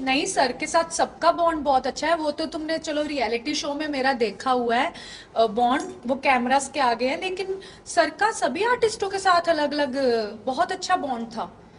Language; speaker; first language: Hindi; non-native, local second language; Punjabi